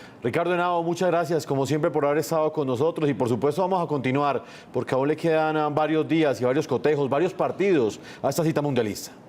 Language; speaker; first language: Spanish; native; Spanish